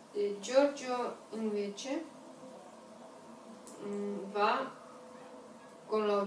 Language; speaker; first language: Italian; non-native, learner; Russian